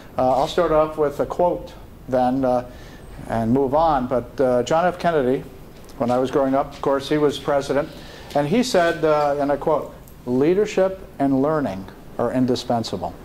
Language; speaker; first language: English; native; English